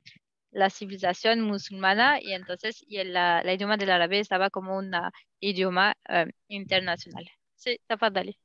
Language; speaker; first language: Spanish; non-native, learner; Arabic